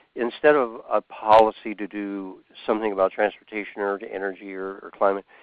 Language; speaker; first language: English; native; English